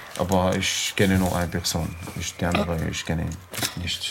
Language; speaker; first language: German; non-native, learner; Arabic